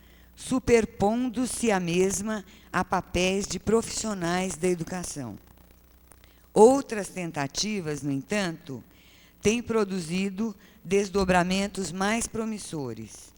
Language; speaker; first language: Portuguese; native; Portuguese